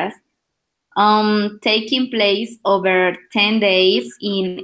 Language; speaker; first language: English; non-native, learner; Spanish